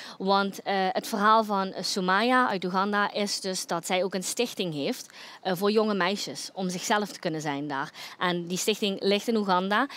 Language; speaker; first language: Dutch; early bilingual, other home language; Croatian